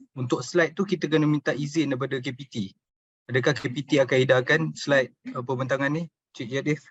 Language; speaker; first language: Malay; native; Malay